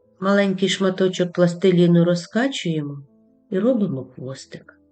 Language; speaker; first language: Ukrainian; native; Ukrainian